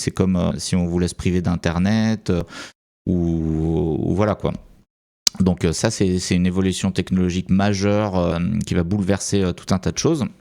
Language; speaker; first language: French; native; French